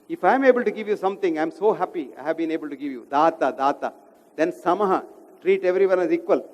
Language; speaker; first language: English; non-native, local second language; Kannada